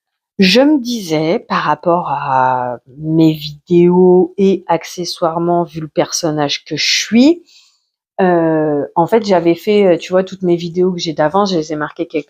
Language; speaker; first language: French; native; French